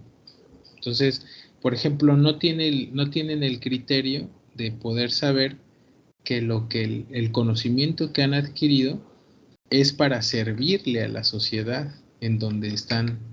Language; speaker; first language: Spanish; native; Spanish